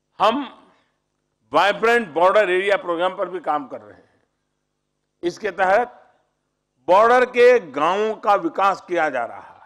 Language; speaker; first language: Hindi; native; Hindi